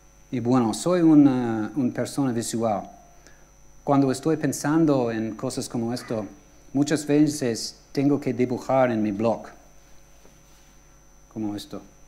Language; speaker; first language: Spanish; non-native, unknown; English